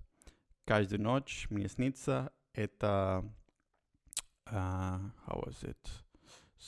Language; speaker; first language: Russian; non-native, learner; Spanish